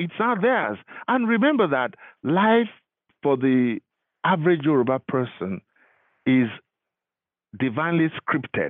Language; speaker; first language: English; non-native, local second language; Yoruba